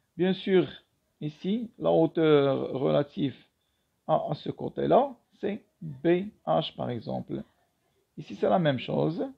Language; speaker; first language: French; non-native, local second language; Arabic